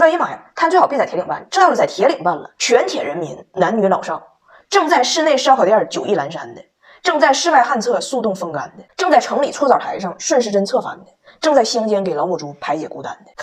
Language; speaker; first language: Chinese; native; Chinese